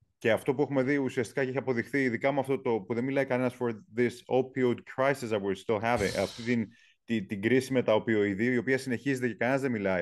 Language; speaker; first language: Greek; native; Greek